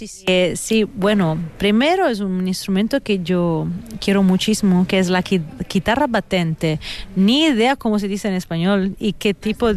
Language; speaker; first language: Spanish; non-native, fluent; Italian